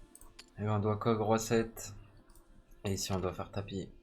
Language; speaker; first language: French; native; French